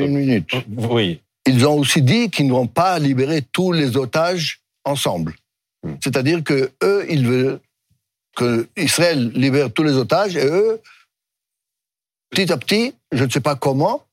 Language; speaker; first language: French; non-native, fluent; Hebrew